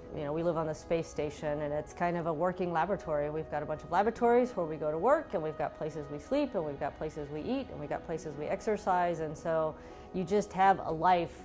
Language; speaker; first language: English; native; English